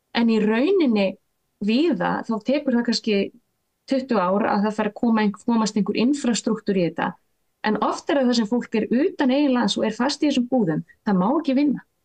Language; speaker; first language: Icelandic; native; Icelandic